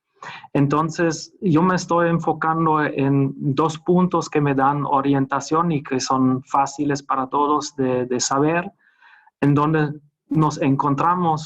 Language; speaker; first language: Spanish; non-native, fluent; German